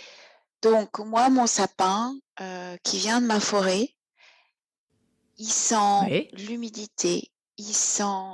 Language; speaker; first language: French; native; French